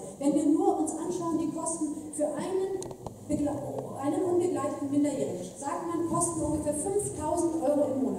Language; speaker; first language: German; native; German